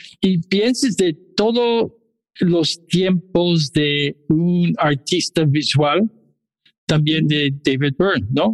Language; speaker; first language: Spanish; non-native, fluent; English